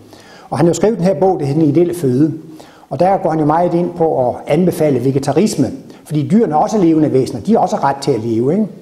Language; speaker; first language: Danish; native; Danish